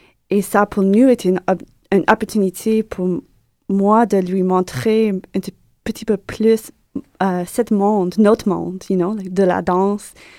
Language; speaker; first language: French; non-native, learner; English